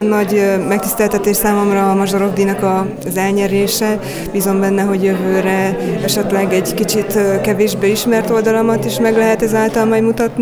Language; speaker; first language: Hungarian; native; Hungarian